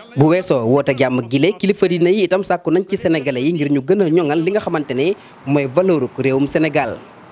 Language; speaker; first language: Wolof; native; Wolof